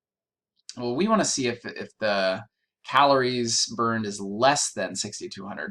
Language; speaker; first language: English; native; English